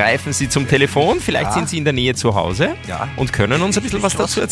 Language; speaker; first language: German; native; German